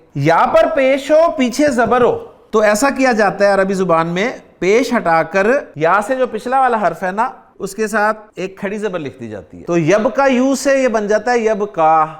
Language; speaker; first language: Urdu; native; Urdu